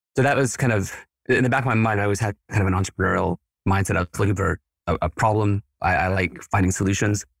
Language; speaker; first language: English; early bilingual, other home language; Spanish